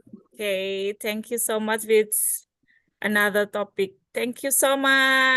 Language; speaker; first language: English; non-native, learner; Indonesian